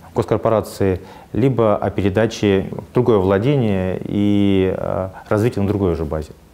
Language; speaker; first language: Russian; native; Russian